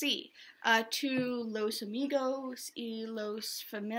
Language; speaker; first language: Spanish; non-native, learner; English